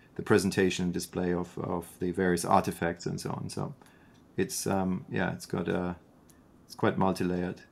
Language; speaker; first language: English; non-native, fluent; German